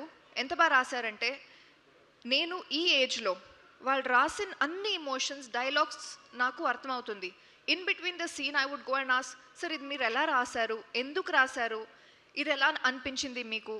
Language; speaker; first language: Telugu; non-native, local second language; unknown